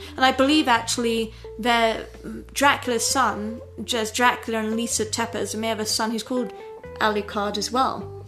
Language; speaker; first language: English; native; English